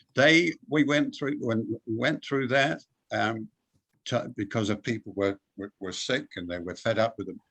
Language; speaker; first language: English; native; English